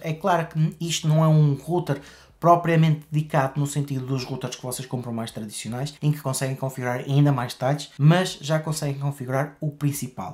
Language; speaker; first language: Portuguese; native; Portuguese